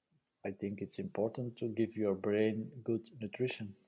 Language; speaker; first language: English; non-native, learner; Dutch